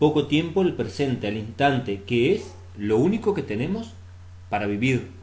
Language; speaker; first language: Spanish; native; Spanish